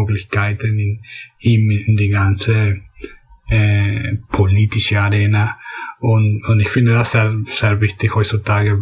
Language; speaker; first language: German; non-native, fluent; Spanish